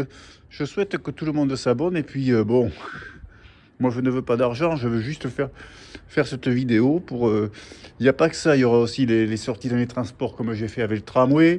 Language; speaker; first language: French; native; French